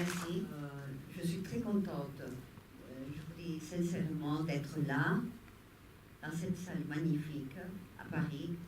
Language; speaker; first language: French; non-native, fluent; Spanish